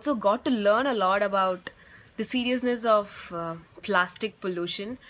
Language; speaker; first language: English; non-native, local second language; Tamil